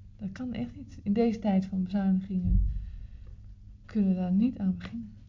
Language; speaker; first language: Dutch; native; Dutch